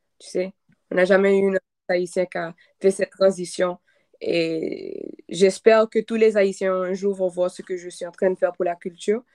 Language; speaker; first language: French; non-native, local second language; Haitian Creole